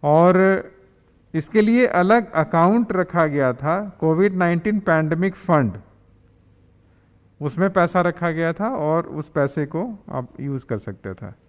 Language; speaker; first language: Hindi; native; Hindi